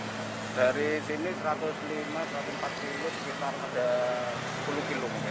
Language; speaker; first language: Indonesian; native; Indonesian